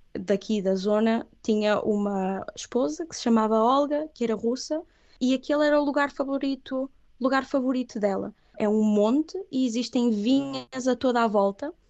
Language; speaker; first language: Portuguese; early bilingual, other home language; Catalan